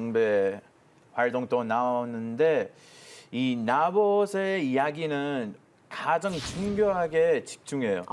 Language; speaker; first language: Korean; non-native, learner; Hebrew